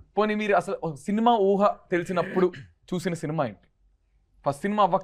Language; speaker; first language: Telugu; native; Telugu